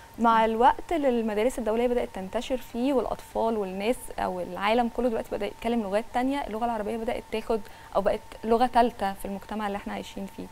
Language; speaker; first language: Arabic; native; Arabic